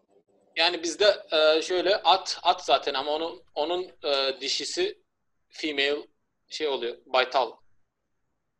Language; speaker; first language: Turkish; non-native, fluent; Turkmen